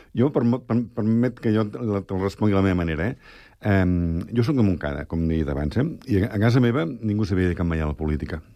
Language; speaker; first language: Catalan; native; Catalan